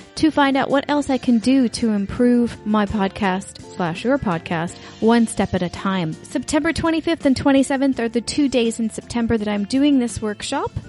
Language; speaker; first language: English; native; English